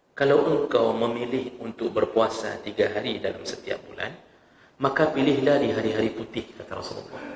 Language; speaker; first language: Malay; non-native, local second language; Achinese